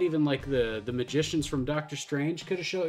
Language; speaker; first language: English; native; English